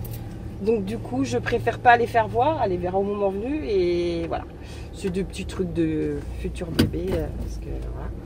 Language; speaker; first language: French; native; French